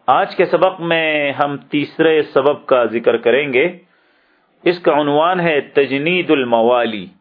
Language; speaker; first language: Urdu; native; Urdu